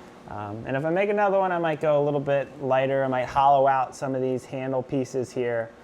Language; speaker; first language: English; native; English